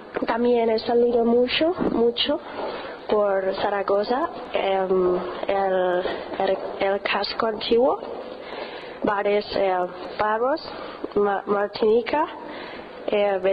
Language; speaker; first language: Spanish; non-native, learner; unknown